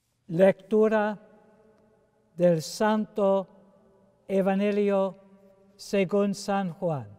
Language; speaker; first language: Spanish; non-native, fluent; English